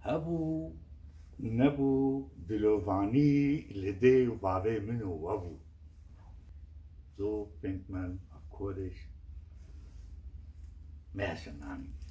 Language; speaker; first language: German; non-native, fluent; Kurdish